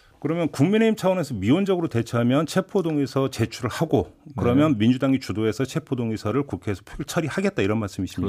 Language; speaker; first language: Korean; native; Korean